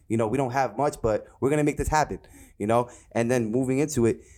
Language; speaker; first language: English; native; English